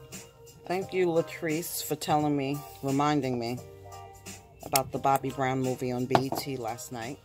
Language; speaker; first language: English; native; English